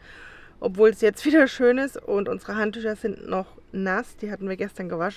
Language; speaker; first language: German; native; German